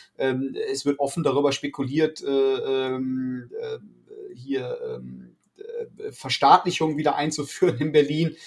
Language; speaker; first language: German; native; German